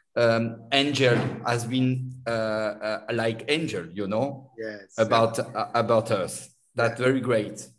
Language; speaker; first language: English; non-native, learner; French